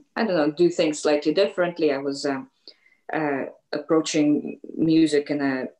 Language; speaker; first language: English; native; English